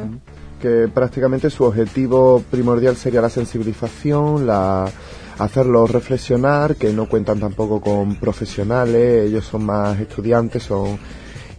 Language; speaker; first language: Spanish; native; Spanish